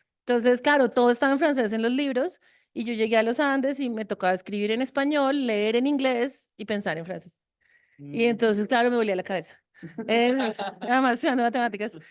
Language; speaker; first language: Spanish; early bilingual, other home language; French